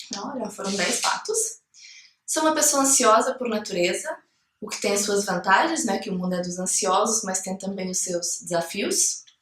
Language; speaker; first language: Portuguese; native; Portuguese